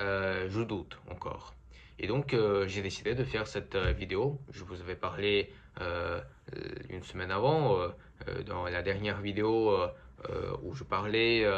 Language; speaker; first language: French; non-native, fluent; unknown